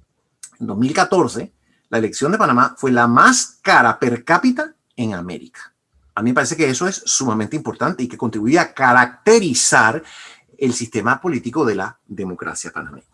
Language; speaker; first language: Spanish; native; Spanish